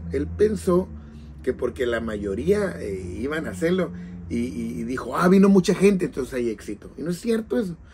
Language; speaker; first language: Spanish; native; Spanish